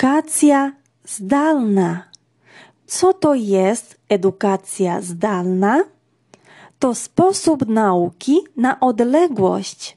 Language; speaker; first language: Polish; non-native, fluent; Georgian